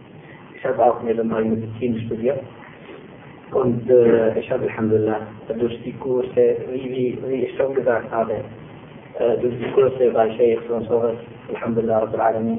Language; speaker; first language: German; non-native, fluent; Turkish